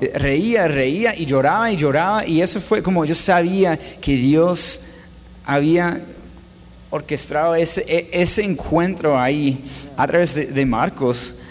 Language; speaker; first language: Spanish; non-native, fluent; English